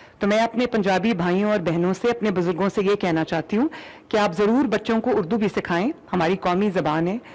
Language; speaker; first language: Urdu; native; Urdu